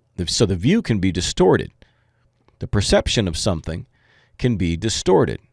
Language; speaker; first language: English; native; English